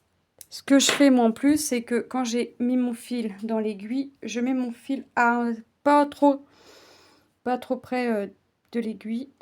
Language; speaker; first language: French; native; French